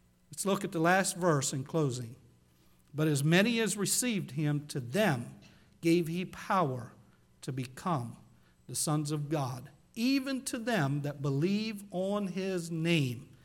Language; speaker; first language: English; native; English